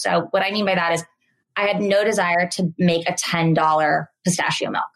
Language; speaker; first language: English; native; English